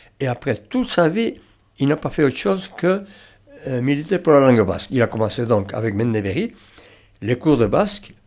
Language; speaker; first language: French; non-native, local second language; Basque